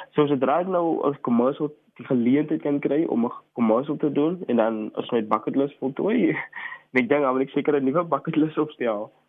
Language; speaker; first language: Afrikaans; native; Afrikaans